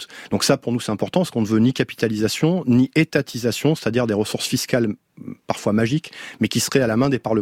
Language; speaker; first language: French; native; French